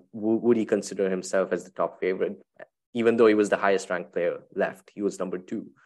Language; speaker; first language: English; non-native, local second language; Tamil